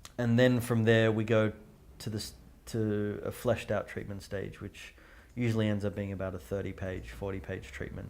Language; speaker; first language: English; native; English